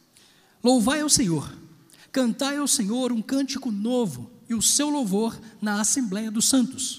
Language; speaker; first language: Portuguese; native; Portuguese